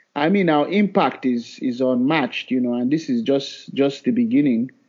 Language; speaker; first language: English; non-native, local second language; Hausa